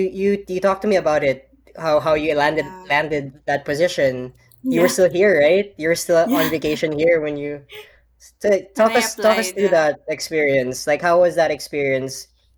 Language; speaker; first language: English; non-native, local second language; Filipino